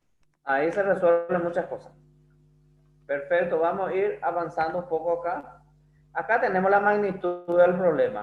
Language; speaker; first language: Spanish; non-native, fluent; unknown